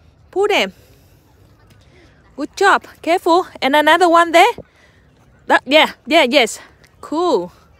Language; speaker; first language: English; non-native, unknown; Vietnamese